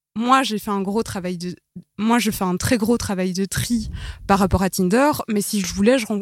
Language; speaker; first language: French; native; French